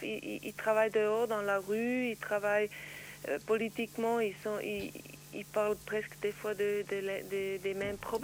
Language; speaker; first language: French; non-native, learner; Swiss German